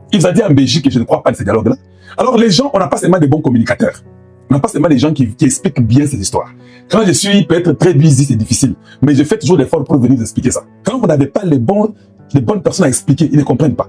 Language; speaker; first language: French; non-native, local second language; Lingala